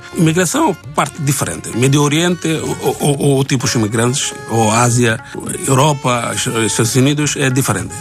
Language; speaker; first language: Portuguese; non-native, learner; Bangla